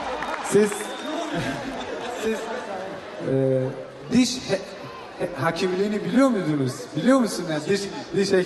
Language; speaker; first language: Turkish; non-native, fluent; Tajik